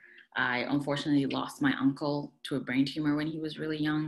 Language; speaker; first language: English; non-native, local second language; Akan